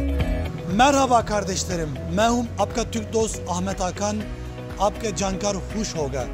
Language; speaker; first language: Hindi; non-native, learner; Turkish